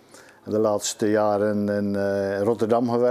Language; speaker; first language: Dutch; native; Dutch